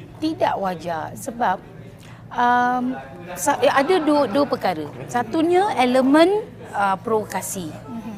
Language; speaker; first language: Malay; non-native, local second language; Tamil